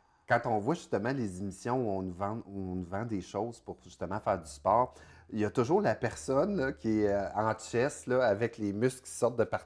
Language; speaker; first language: French; native; French